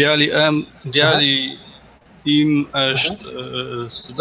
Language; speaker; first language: Albanian; non-native, learner; Polish